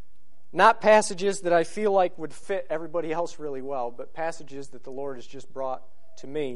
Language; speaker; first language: English; native; English